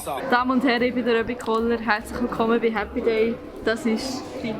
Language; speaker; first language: German; native; German